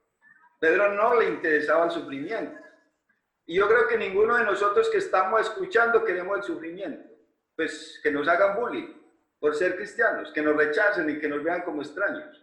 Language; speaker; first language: Spanish; native; Spanish